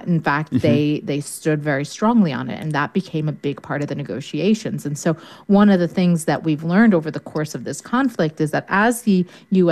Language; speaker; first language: English; native; English